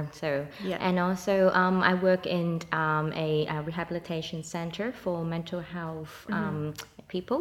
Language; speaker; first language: English; non-native, local second language; Cantonese